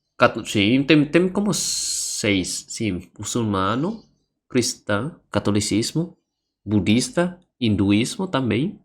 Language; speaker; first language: Portuguese; non-native, learner; Indonesian